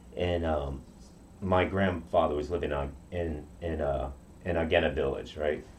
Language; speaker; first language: English; non-native, fluent; Japanese